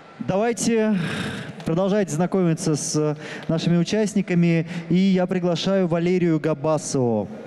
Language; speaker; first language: Russian; native; Russian